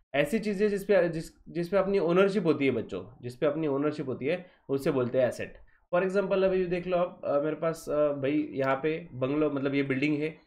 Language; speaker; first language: Hindi; non-native, local second language; Marathi